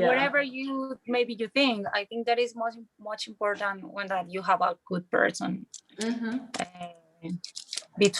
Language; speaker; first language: English; non-native, learner; Spanish